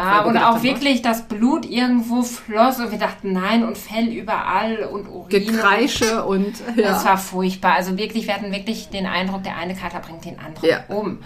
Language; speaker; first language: German; native; German